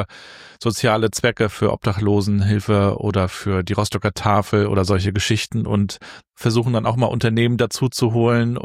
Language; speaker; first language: German; native; German